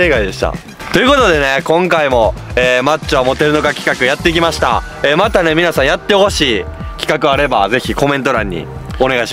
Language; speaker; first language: Japanese; native; Japanese